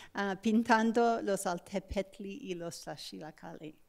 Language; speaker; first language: Spanish; non-native, fluent; English